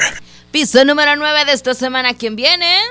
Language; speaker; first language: Spanish; native; Spanish